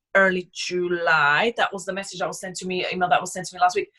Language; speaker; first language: English; non-native, fluent; Slovak